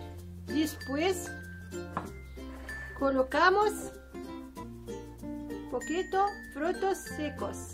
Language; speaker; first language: Spanish; non-native, fluent; Arabic